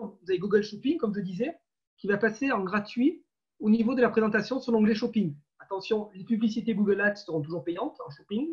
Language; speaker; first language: French; native; French